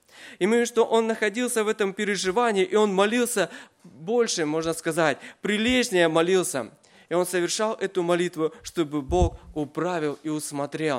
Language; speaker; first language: Russian; native; Russian